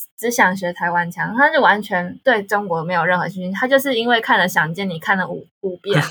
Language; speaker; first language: Chinese; native; Chinese